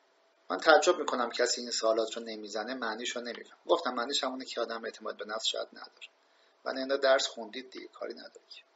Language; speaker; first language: Persian; native; Persian